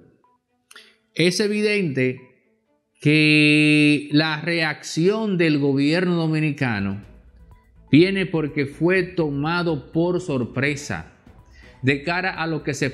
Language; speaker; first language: Spanish; native; Spanish